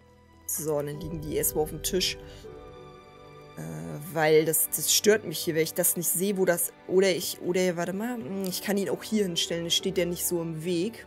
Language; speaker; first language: German; native; German